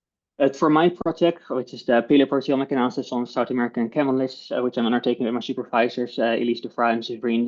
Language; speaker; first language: English; non-native, fluent; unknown